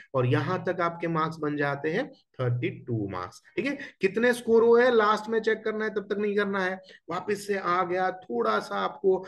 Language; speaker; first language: Hindi; non-native, local second language; Gujarati